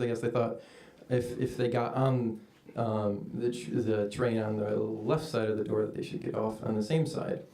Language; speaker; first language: English; native; English